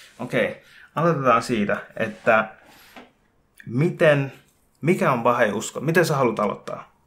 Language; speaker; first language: Finnish; early bilingual, other home language; Bangla